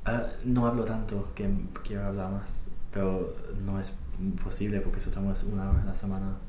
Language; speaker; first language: Spanish; non-native, fluent; English